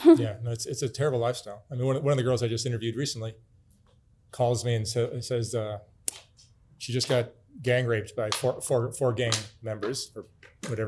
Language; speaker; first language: English; native; English